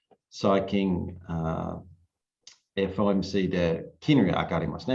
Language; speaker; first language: Japanese; non-native, learner; English